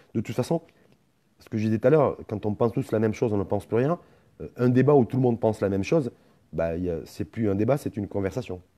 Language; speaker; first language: French; non-native, local second language; Arabic